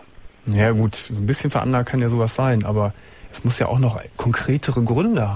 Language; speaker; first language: German; native; German